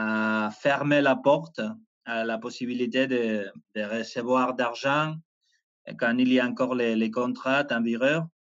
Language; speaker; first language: French; non-native, fluent; Spanish